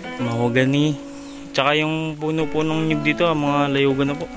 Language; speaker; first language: Filipino; native; Filipino